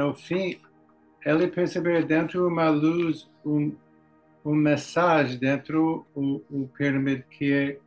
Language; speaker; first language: Portuguese; non-native, learner; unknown